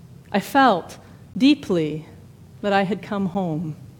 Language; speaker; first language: English; native; English